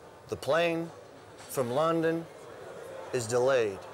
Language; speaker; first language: English; native; English